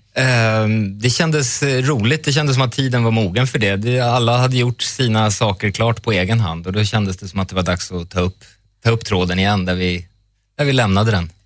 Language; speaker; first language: Swedish; native; Swedish